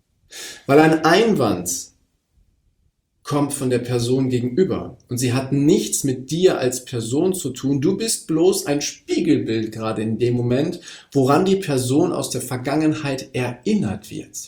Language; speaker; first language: German; native; German